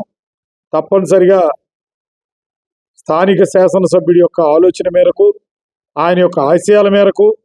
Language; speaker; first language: Telugu; native; Telugu